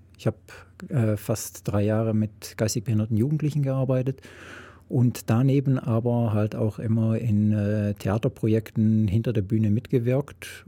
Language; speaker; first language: German; native; German